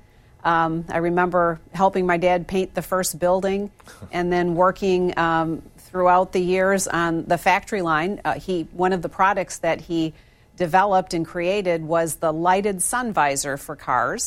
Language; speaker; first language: English; native; English